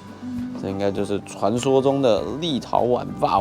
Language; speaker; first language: Chinese; native; Chinese